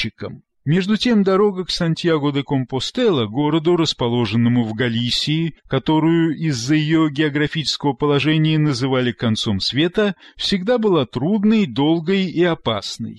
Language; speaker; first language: Russian; native; Russian